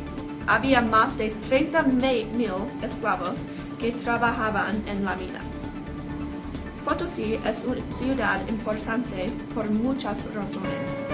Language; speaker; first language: Spanish; non-native, learner; English